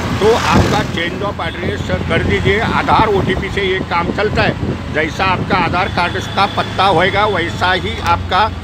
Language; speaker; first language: Hindi; non-native, local second language; Marathi